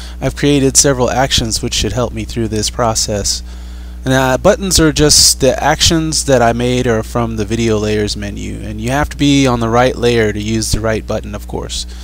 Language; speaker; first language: English; native; English